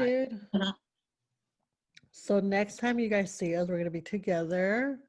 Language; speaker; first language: English; early bilingual, other home language; Spanish